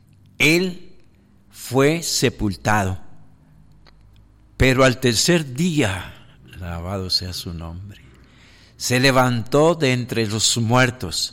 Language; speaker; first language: Spanish; native; Spanish